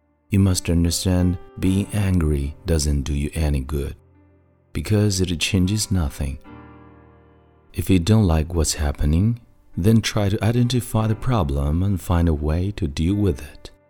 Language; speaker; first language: English; non-native, fluent; Chinese